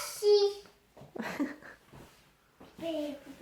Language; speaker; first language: French; native; French